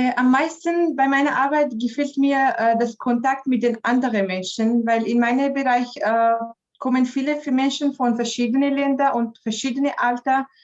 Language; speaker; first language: German; non-native, fluent; Arabic